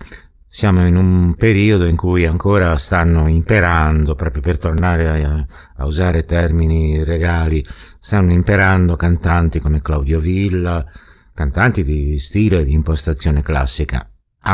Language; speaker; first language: Italian; native; Italian